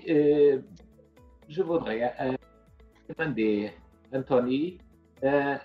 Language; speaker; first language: French; non-native, fluent; Portuguese